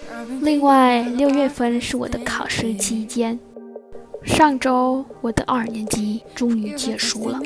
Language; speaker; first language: Chinese; non-native, fluent; Vietnamese